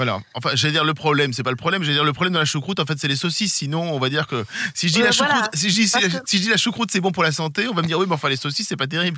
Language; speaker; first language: French; native; French